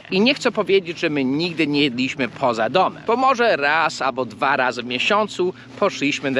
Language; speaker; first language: Polish; early bilingual, heritage; Polish